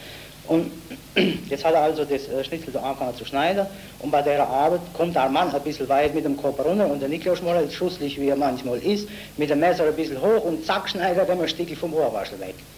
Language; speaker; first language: German; native; German